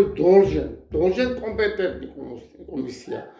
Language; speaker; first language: Russian; non-native, local second language; Georgian